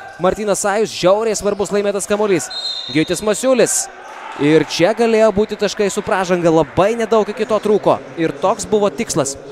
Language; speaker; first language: Lithuanian; native; Lithuanian